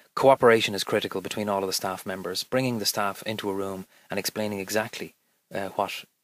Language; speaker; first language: English; native; English